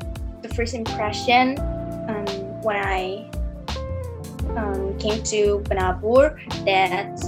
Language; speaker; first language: English; early bilingual, other home language; Indonesian